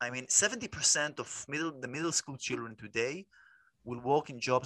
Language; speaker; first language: English; non-native, fluent; Hebrew